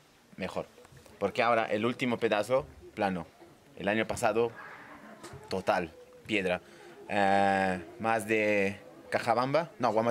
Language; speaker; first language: Spanish; native; Spanish